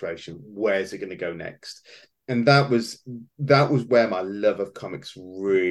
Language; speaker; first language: English; native; English